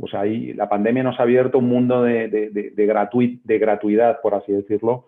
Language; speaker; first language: Spanish; native; Spanish